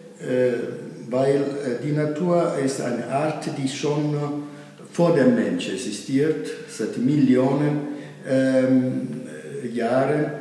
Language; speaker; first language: German; non-native, learner; Italian